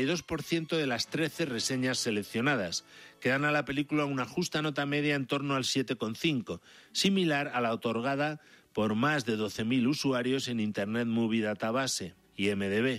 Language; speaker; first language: Spanish; native; Spanish